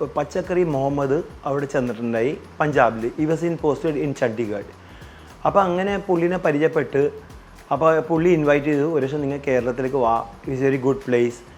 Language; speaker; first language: Malayalam; non-native, local second language; Punjabi